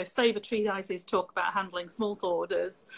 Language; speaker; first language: English; native; English